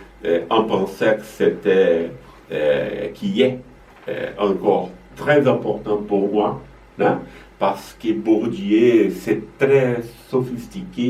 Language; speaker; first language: French; non-native, fluent; Portuguese